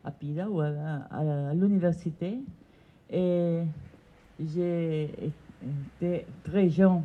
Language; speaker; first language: French; non-native, learner; Italian